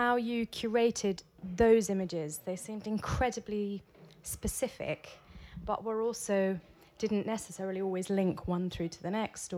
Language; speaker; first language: English; native; English